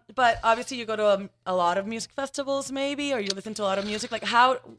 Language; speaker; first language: English; non-native, fluent; Spanish